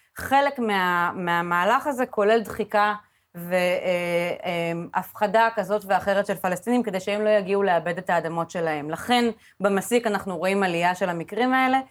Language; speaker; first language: Hebrew; native; Hebrew